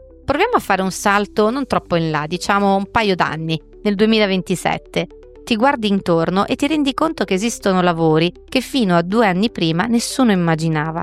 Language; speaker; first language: Italian; native; Italian